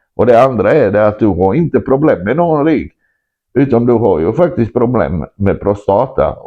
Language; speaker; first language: Swedish; non-native, fluent; Croatian